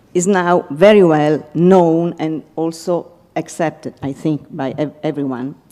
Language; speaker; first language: English; non-native, fluent; Italian